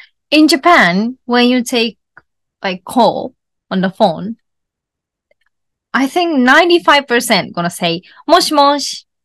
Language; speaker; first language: English; non-native, fluent; Japanese